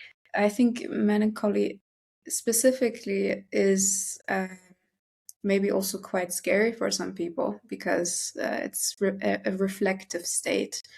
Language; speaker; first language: English; non-native, fluent; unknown